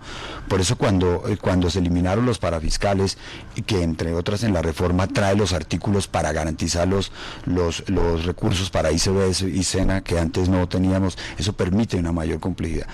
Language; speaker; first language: Spanish; native; Spanish